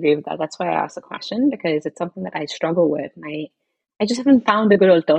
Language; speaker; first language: English; non-native, local second language; Hindi